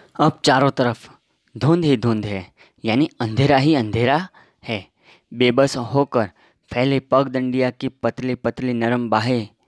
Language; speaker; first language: Hindi; non-native, local second language; Gujarati